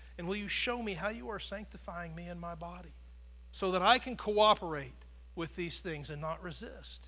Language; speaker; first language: English; native; English